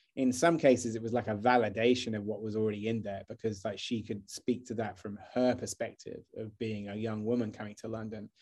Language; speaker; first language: English; native; English